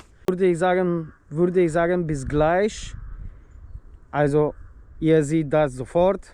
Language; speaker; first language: German; non-native, learner; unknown